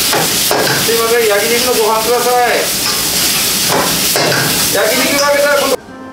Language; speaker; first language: Japanese; native; Japanese